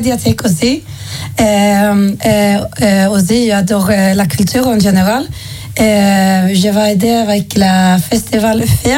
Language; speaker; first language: French; non-native, fluent; Swedish